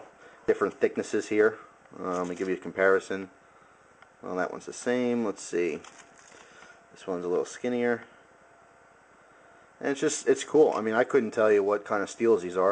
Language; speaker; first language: English; native; English